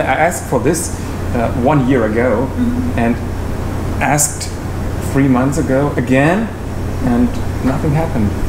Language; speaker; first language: English; non-native, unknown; German